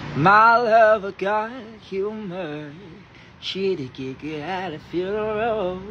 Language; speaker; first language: English; non-native, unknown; Thai